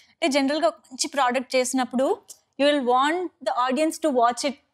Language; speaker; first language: Telugu; native; Telugu